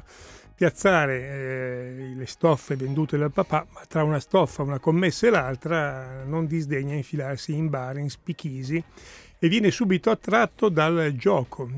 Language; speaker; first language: Italian; native; Italian